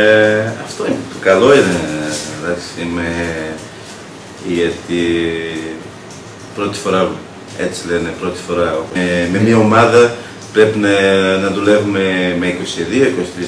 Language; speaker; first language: Greek; non-native, learner; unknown